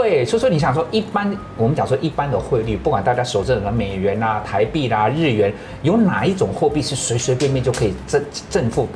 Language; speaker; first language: Chinese; native; Chinese